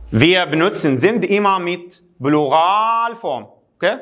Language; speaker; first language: German; non-native, fluent; Arabic